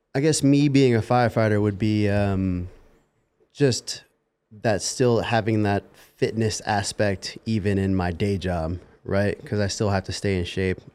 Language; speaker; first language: English; native; English